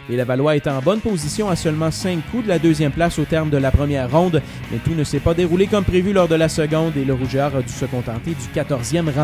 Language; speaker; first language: French; native; French